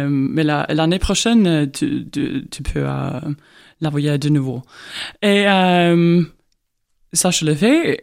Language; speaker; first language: French; non-native, fluent; Estonian